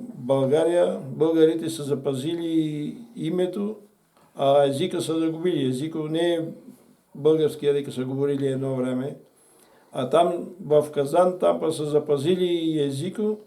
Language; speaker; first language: Bulgarian; native; Bulgarian